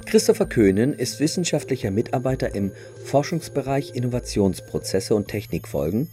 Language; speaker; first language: German; native; German